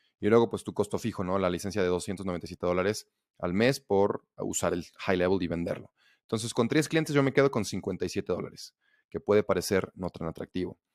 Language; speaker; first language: Spanish; native; Spanish